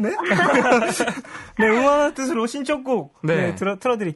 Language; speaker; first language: Korean; native; Korean